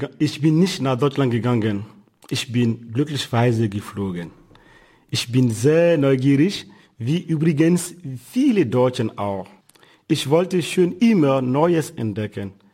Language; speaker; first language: German; non-native, fluent; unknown